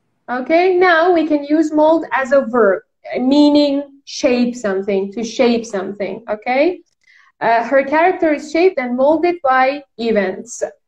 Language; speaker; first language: English; non-native, fluent; Persian